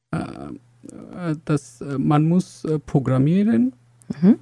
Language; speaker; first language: German; non-native, fluent; Bangla